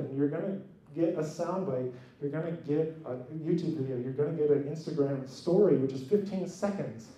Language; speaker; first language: English; native; English